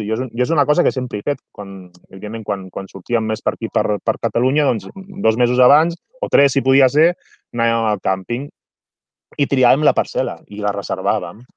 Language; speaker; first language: Catalan; native; Catalan